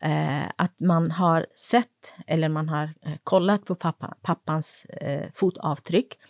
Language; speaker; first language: Swedish; non-native, fluent; Kurdish